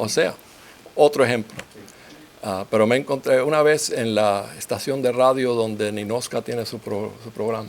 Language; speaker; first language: Spanish; native; Spanish